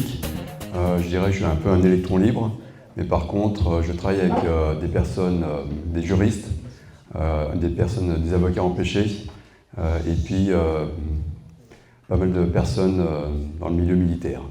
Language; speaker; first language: French; native; French